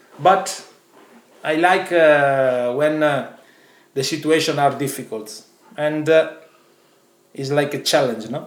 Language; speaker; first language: English; non-native, learner; Italian